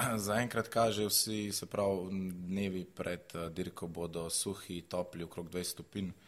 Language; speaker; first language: Slovenian; native; Slovenian